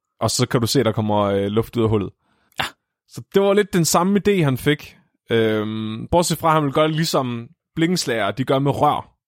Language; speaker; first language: Danish; native; Danish